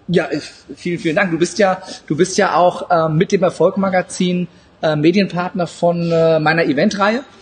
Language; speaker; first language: German; native; German